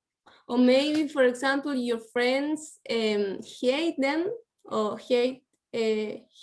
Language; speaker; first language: English; non-native, learner; Spanish